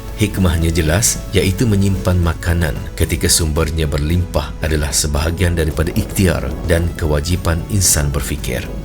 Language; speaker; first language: Malay; native; Malay